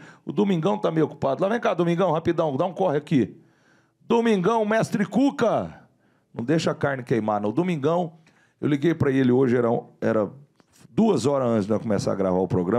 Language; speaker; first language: Portuguese; native; Portuguese